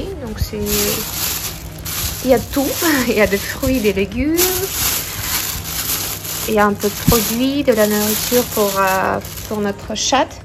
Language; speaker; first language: French; non-native, fluent; Russian